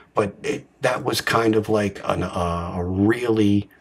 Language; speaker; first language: English; native; English